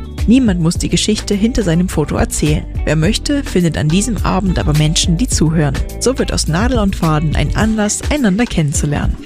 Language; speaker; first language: German; native; German